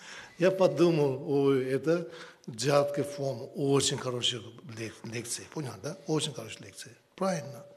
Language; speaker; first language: Russian; non-native, learner; Tibetan